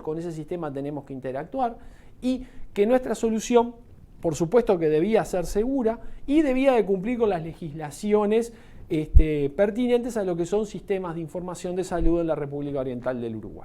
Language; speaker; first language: Spanish; native; Spanish